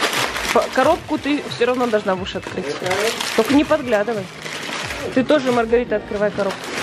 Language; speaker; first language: Russian; native; Russian